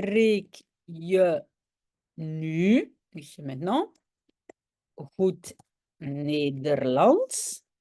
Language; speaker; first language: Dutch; non-native, local second language; French